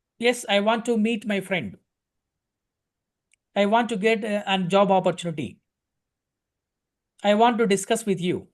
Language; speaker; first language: English; non-native, local second language; Telugu